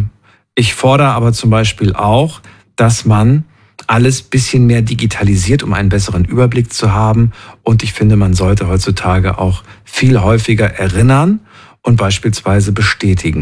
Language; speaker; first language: German; native; German